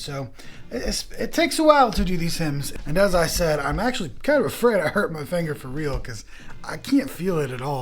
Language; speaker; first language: English; native; English